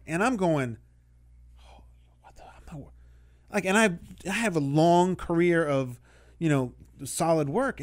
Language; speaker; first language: English; native; English